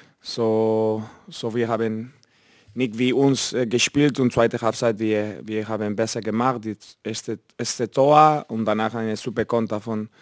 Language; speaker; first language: German; non-native, learner; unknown